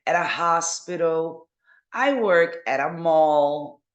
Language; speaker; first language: English; non-native, fluent; Portuguese